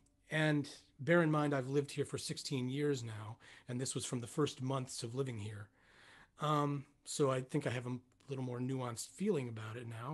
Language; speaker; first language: English; native; English